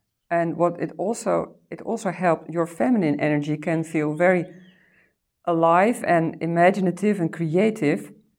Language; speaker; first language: English; non-native, fluent; Dutch